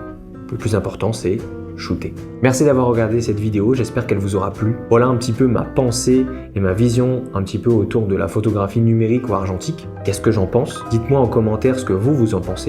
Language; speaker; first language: French; native; French